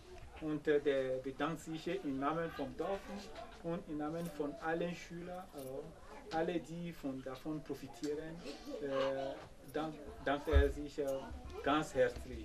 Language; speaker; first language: German; non-native, fluent; Ewe